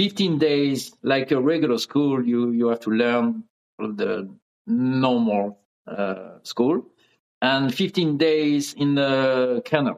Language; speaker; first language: English; non-native, learner; French